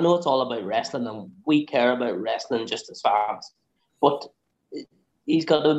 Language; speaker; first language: English; native; English